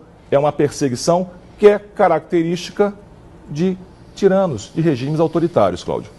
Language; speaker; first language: Portuguese; native; Portuguese